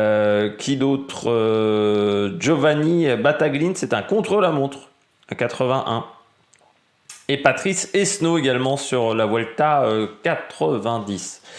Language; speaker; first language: French; native; French